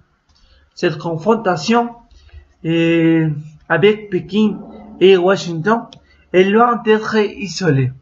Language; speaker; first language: French; non-native, learner; Spanish